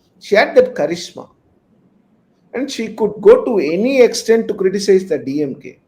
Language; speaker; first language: English; non-native, local second language; Tamil